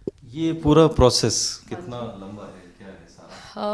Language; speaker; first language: Hindi; native; Hindi